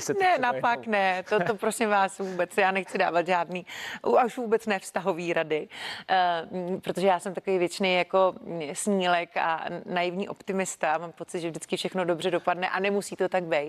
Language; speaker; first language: Czech; native; Czech